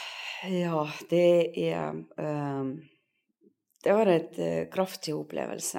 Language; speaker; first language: Norwegian; non-native, fluent; Russian